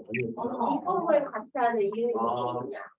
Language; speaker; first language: Korean; native; Korean